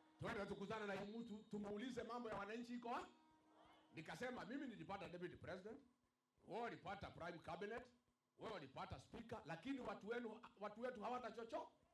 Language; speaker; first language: Swahili; non-native, local second language; Kikuyu